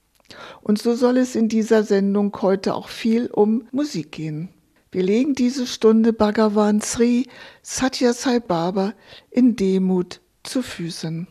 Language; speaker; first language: German; native; German